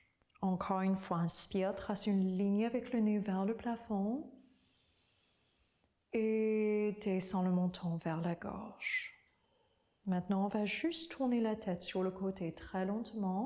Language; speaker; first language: French; non-native, fluent; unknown